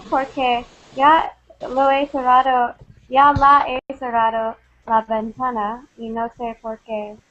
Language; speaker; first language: Spanish; non-native, learner; English